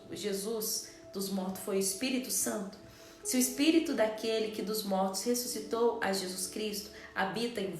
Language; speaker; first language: Portuguese; native; Portuguese